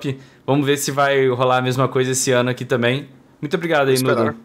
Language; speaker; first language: Portuguese; native; Portuguese